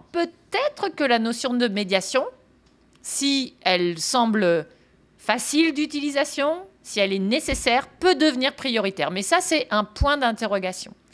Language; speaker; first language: French; native; French